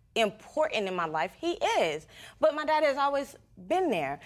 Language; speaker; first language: English; non-native, fluent; Spanish